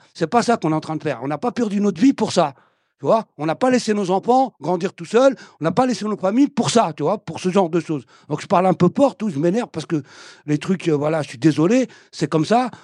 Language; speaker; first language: French; early bilingual, other home language; Arabic